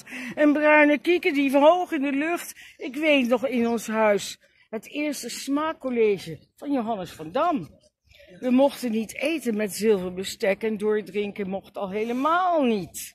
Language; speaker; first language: Dutch; native; Dutch